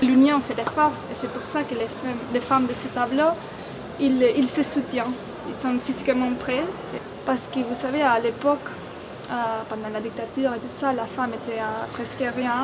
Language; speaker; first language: French; non-native, fluent; Spanish